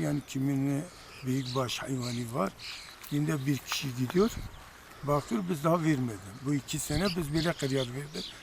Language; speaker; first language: Turkish; non-native, local second language; Kurdish